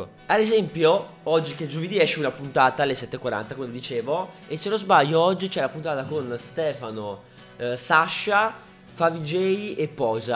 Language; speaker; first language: Italian; native; Italian